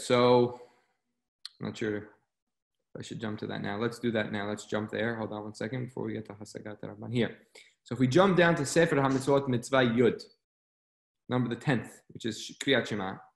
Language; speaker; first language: English; native; English